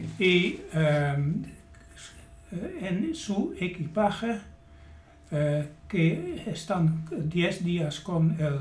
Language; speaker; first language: Spanish; non-native, learner; Dutch